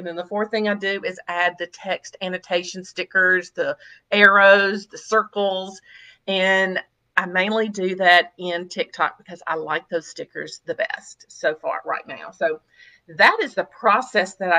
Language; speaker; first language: English; native; English